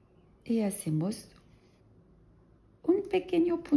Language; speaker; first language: Spanish; non-native, learner; French